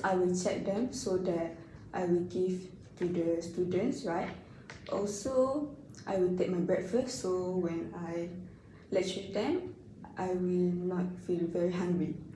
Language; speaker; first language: English; non-native, learner; Malay